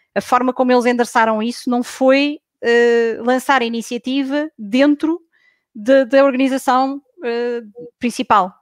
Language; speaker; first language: Portuguese; native; Portuguese